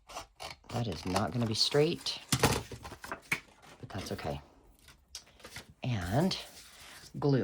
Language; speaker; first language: English; native; English